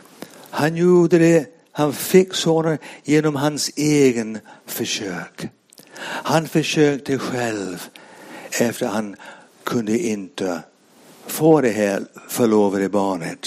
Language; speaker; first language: Swedish; non-native, fluent; English